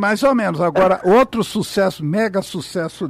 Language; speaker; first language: Portuguese; native; Portuguese